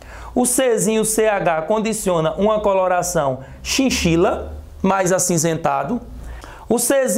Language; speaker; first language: Portuguese; native; Portuguese